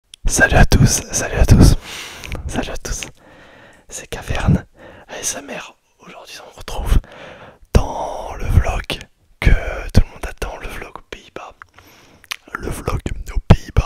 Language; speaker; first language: French; native; French